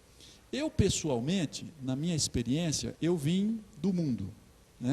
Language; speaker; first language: Portuguese; native; Portuguese